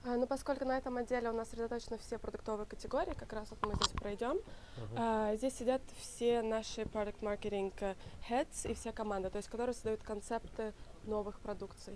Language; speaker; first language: Russian; native; Russian